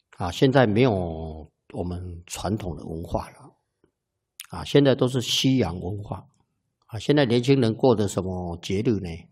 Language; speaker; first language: Chinese; non-native, local second language; Min Nan Chinese